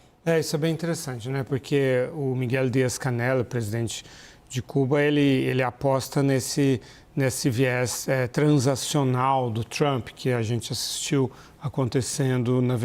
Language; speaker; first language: Portuguese; native; Portuguese